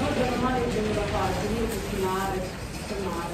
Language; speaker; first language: Italian; non-native, learner; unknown